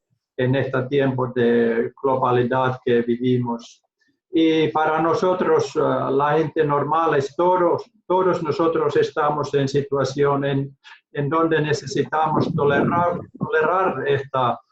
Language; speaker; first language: Spanish; non-native, learner; Finnish